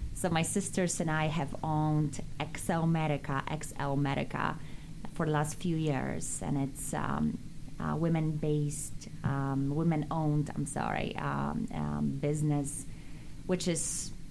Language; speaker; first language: English; non-native, fluent; Polish